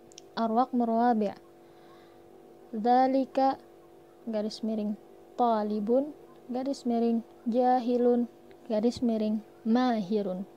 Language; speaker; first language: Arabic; non-native, learner; Indonesian